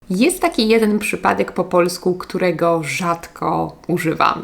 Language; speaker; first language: Polish; native; Polish